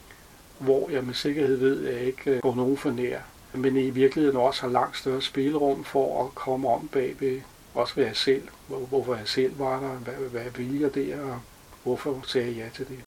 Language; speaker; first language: Danish; native; Danish